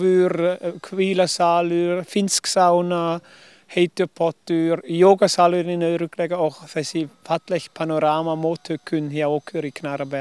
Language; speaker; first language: Icelandic; non-native, learner; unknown